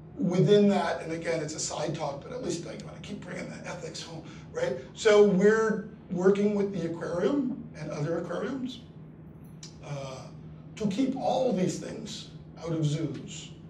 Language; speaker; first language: English; native; English